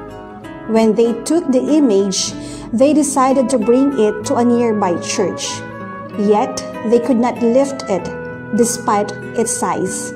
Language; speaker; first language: English; non-native, local second language; Filipino